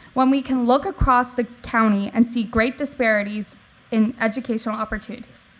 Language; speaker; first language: English; native; English